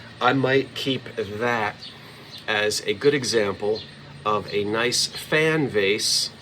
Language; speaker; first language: English; native; English